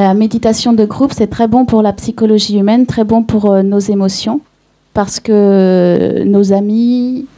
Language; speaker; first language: French; native; French